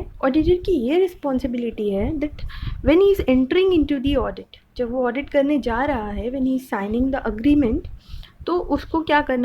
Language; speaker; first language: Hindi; native; Hindi